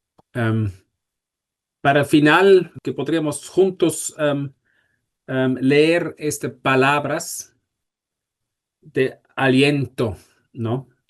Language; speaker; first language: Spanish; non-native, fluent; German